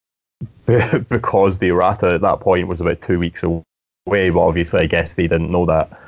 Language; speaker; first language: English; native; English